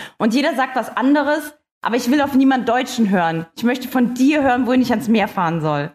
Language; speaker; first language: German; native; German